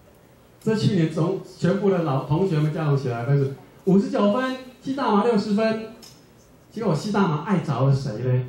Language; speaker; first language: Chinese; native; Chinese